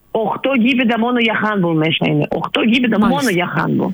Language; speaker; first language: Greek; non-native, learner; Russian